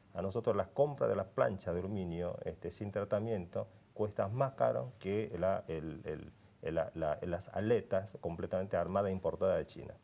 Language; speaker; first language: Spanish; non-native, fluent; Korean